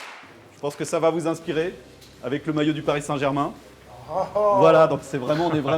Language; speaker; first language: French; native; French